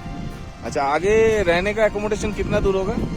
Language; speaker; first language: Hindi; non-native, local second language; Bangla